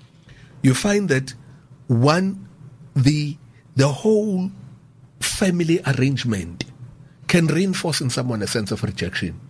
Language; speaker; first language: English; non-native, local second language; Zulu